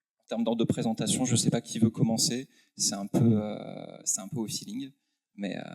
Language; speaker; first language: French; native; French